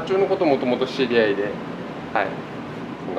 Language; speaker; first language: Japanese; native; Japanese